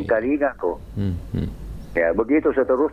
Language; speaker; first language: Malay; non-native, local second language; Buginese